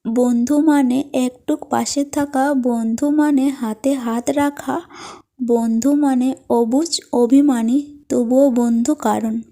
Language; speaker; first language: Bangla; non-native, local second language; Santali